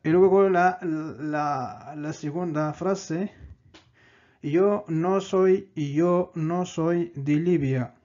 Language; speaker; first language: Spanish; non-native, fluent; Arabic